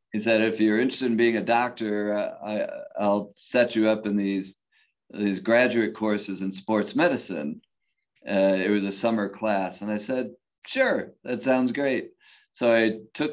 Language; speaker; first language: English; native; English